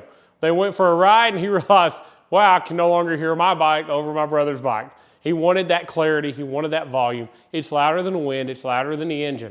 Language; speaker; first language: English; native; English